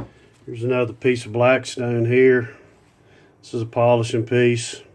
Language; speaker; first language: English; native; English